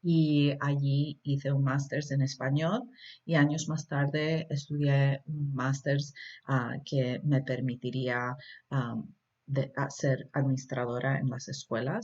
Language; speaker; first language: Spanish; early bilingual, heritage; Spanish